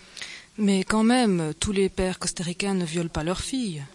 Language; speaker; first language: French; native; French